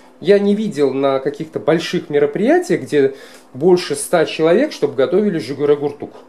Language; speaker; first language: Russian; non-native, local second language; Kara-Kalpak